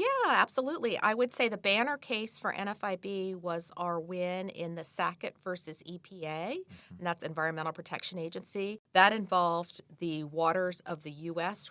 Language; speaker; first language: English; native; English